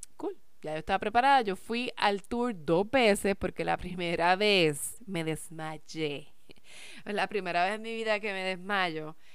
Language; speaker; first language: Spanish; early bilingual, heritage; Spanish